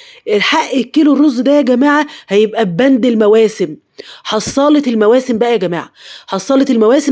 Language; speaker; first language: Arabic; native; Arabic